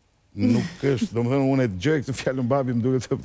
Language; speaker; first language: Albanian; native; Albanian